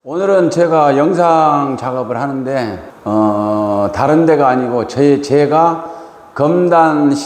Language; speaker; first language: Korean; native; Korean